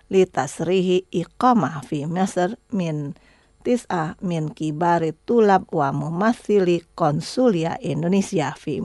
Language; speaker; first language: Arabic; non-native, fluent; Indonesian